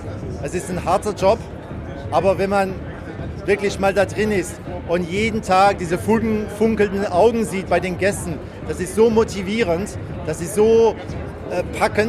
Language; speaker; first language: German; native; German